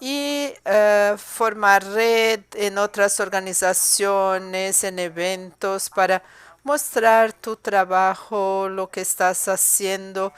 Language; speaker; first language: Spanish; non-native, fluent; Portuguese